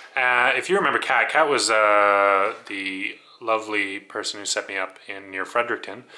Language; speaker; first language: English; native; English